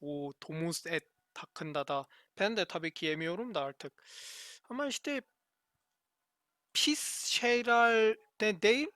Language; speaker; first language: Turkish; non-native, learner; Korean